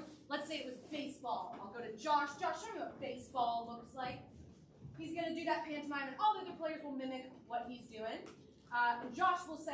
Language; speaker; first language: English; native; English